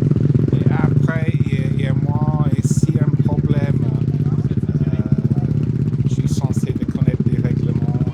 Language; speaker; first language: French; non-native, fluent; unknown